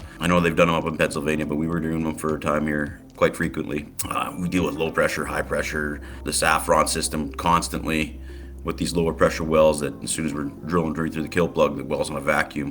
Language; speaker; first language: English; native; English